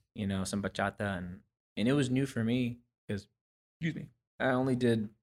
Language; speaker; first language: English; native; English